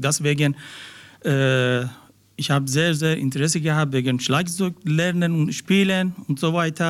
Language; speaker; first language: German; non-native, learner; Persian